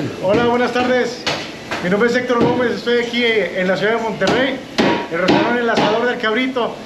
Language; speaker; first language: Spanish; native; Spanish